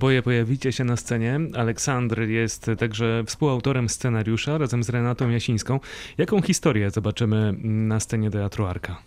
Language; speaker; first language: Polish; native; Polish